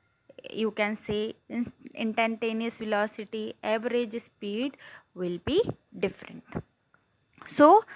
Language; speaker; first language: English; non-native, local second language; Marathi